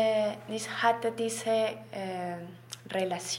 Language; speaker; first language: German; non-native, learner; Spanish